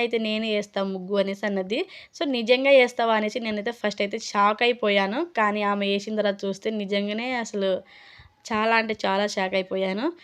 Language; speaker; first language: Telugu; non-native, local second language; Lambadi